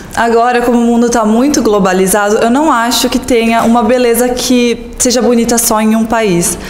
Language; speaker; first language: Portuguese; native; Portuguese